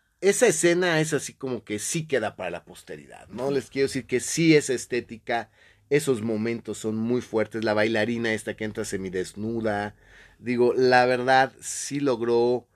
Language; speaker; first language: Spanish; native; Spanish